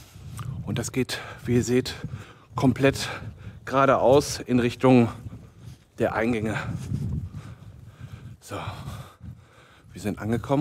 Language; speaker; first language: German; native; German